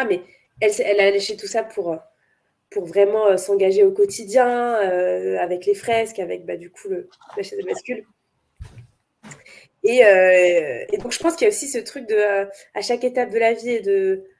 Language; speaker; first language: French; native; French